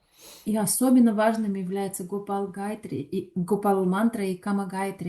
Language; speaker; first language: Russian; native; Russian